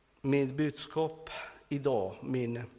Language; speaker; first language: Swedish; non-native, fluent; Spanish